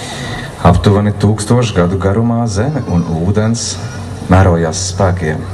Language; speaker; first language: Latvian; native; Latvian